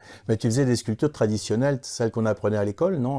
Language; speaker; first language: French; native; French